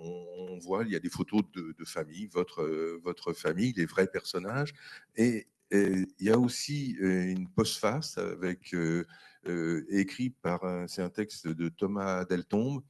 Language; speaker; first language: French; native; French